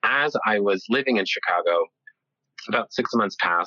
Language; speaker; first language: English; early bilingual, other home language; Italian